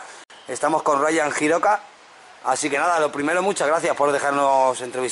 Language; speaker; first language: Spanish; native; Spanish